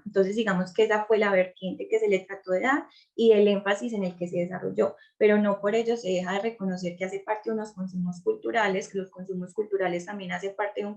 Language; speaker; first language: Spanish; native; Spanish